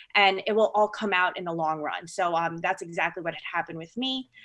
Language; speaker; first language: English; early bilingual, other home language; Filipino